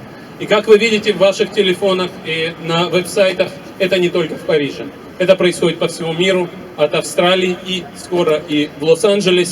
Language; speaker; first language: Russian; native; Russian